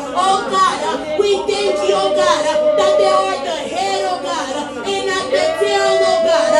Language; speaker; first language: English; native; English